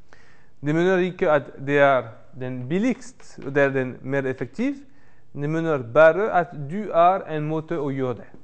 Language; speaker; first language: Norwegian; non-native, learner; French